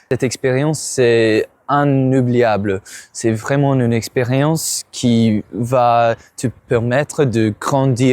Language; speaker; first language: French; non-native, learner; English